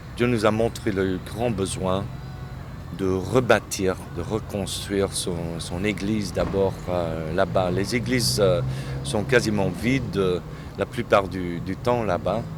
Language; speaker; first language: French; non-native, fluent; English